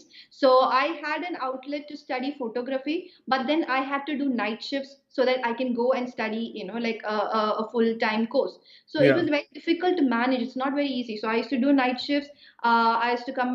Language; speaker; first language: English; non-native, local second language; Malayalam